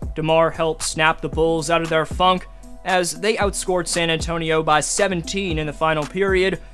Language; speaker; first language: English; native; English